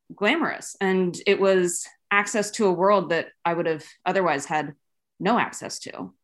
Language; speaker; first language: English; native; English